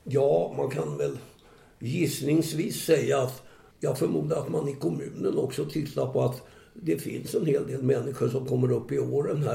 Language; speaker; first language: Swedish; native; Swedish